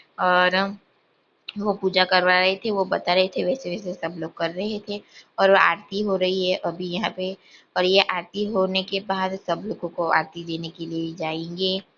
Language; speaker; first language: Hindi; non-native, local second language; Gujarati